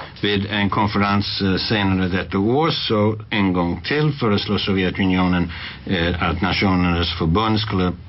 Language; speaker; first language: Swedish; non-native, fluent; English